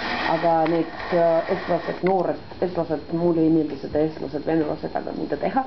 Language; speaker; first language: Estonian; non-native, local second language; Russian